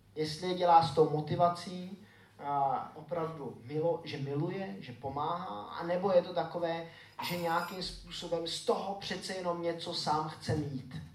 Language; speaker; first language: Czech; native; Czech